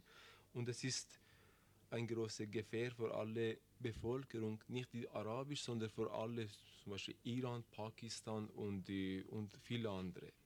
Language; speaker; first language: German; non-native, learner; Persian